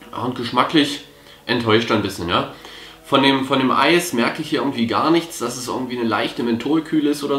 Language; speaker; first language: German; native; German